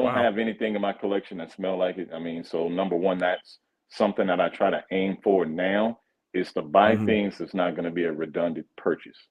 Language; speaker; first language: English; native; English